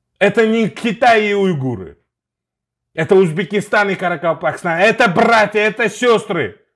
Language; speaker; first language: Russian; non-native, local second language; Uzbek